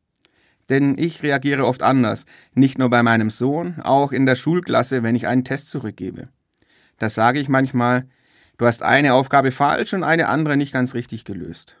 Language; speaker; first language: German; native; German